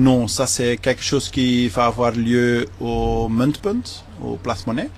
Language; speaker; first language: French; non-native, local second language; Dutch